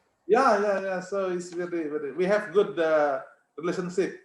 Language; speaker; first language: English; non-native, fluent; Indonesian